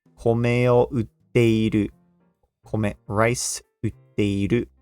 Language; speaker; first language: Japanese; non-native, fluent; English